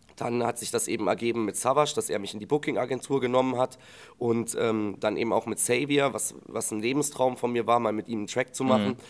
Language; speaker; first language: German; native; German